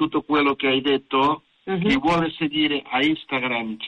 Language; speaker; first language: Italian; non-native, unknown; Catalan